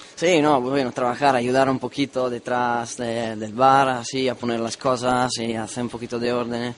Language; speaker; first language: Spanish; non-native, learner; Italian